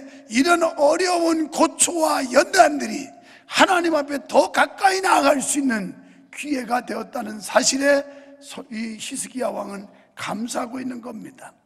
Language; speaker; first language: Korean; native; Korean